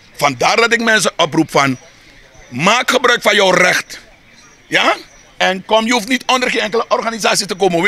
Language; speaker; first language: Dutch; native; Dutch